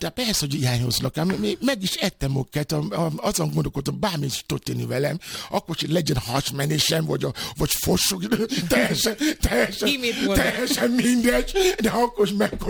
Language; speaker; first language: Hungarian; non-native, fluent; Yoruba